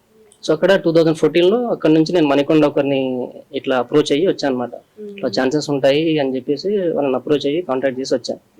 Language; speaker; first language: Telugu; native; Telugu